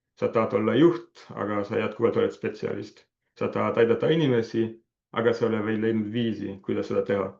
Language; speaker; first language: Estonian; non-native, fluent; French